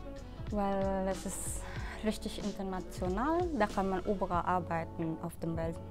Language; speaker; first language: German; non-native, learner; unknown